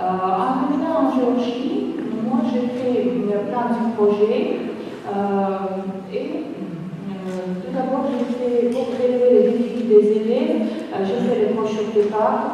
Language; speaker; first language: French; non-native, fluent; Georgian